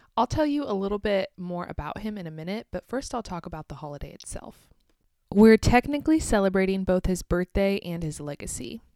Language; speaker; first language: English; native; English